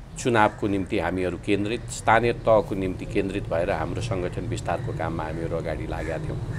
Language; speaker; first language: Nepali; native; Nepali